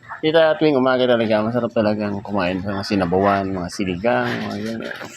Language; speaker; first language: Filipino; non-native, local second language; Iloko